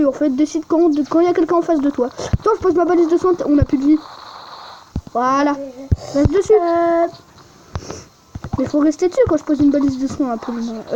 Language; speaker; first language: French; native; French